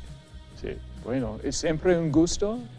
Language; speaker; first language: Spanish; non-native, fluent; English